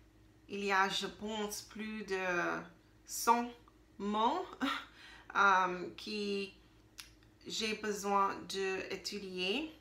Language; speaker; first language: French; non-native, learner; English